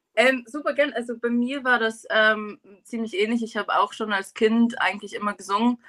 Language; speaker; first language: German; native; German